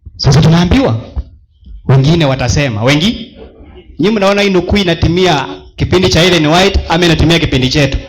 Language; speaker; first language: Swahili; non-native, local second language; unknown